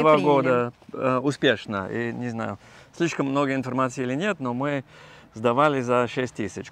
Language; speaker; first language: Russian; non-native, learner; English